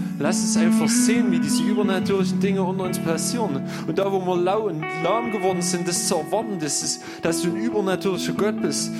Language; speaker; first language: German; native; German